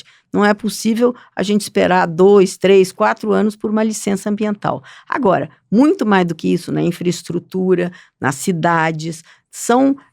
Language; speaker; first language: Portuguese; native; Portuguese